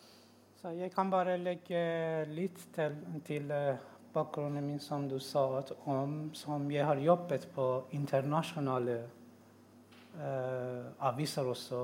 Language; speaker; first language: Norwegian; non-native, learner; Persian